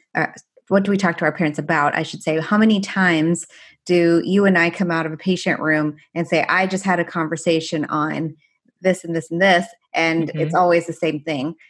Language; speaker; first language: English; non-native, fluent; Persian